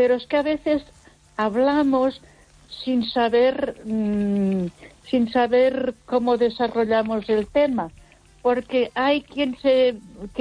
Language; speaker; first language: Spanish; non-native, local second language; Catalan